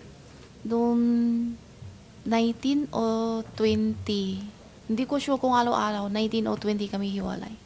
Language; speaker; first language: Filipino; non-native, learner; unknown